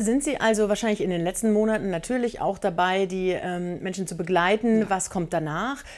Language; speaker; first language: German; native; German